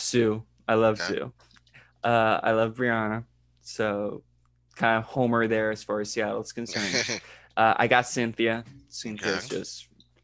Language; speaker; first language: English; non-native, fluent; Spanish